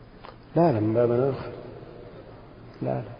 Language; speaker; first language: Arabic; native; Arabic